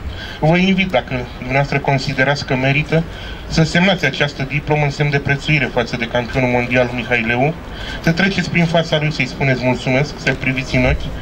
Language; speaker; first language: Romanian; native; Romanian